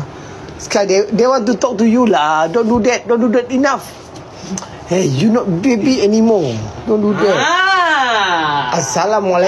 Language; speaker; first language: English; non-native, local second language; Malay